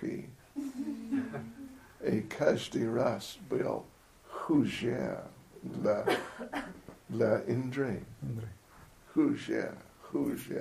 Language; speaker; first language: Russian; non-native, fluent; English